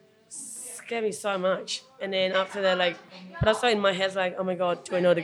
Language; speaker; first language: English; non-native, fluent; Khmer